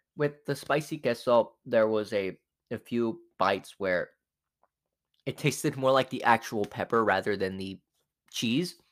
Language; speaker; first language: English; non-native, fluent; Spanish